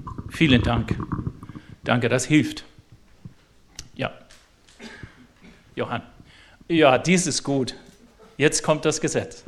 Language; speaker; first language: German; non-native, fluent; English